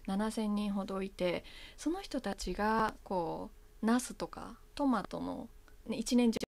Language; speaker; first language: Japanese; native; Japanese